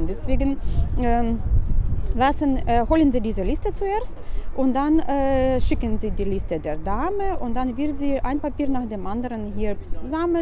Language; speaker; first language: German; non-native, fluent; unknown